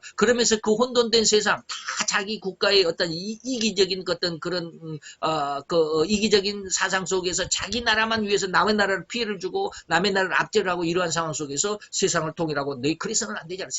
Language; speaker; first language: Korean; native; Korean